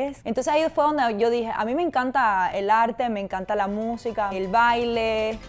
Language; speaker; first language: Spanish; native; Spanish